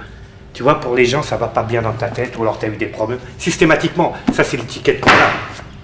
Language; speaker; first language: French; native; French